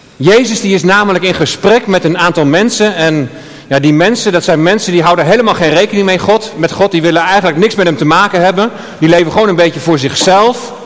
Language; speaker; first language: Dutch; native; Dutch